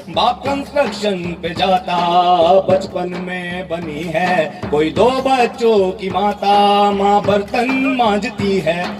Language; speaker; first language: Hindi; native; Hindi